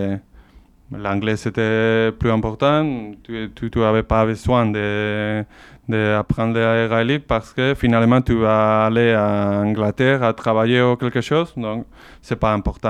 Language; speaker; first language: French; non-native, learner; Basque